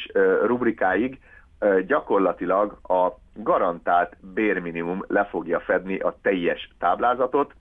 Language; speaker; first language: Hungarian; native; Hungarian